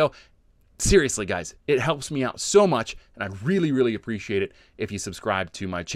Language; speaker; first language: English; native; English